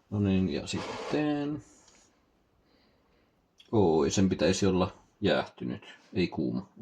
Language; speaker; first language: Finnish; non-native, fluent; Filipino